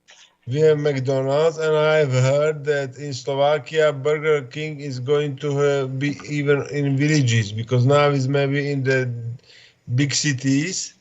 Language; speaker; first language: English; non-native, fluent; Slovak